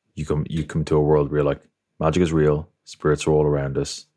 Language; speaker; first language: English; native; English